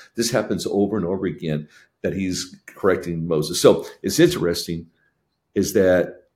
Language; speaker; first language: English; native; English